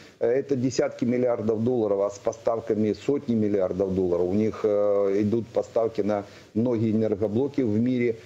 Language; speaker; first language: Russian; native; Russian